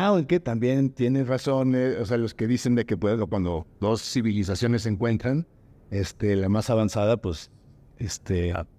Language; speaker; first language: Spanish; native; Spanish